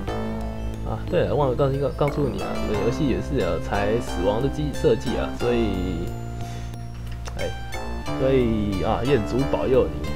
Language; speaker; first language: Chinese; native; Chinese